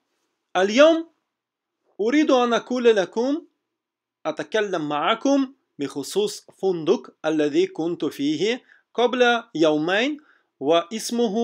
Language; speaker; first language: Arabic; non-native, fluent; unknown